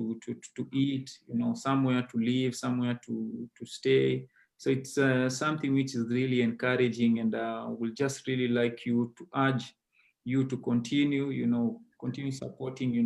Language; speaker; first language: English; non-native, local second language; Swahili